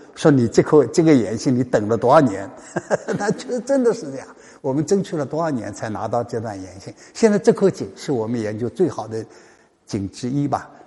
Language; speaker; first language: Chinese; native; Chinese